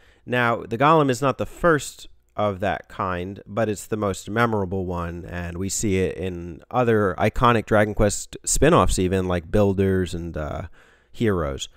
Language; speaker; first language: English; native; English